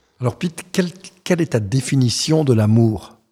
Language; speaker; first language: French; native; French